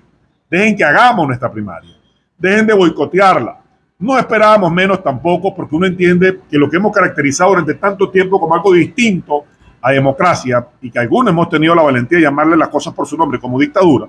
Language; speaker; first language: Spanish; native; Spanish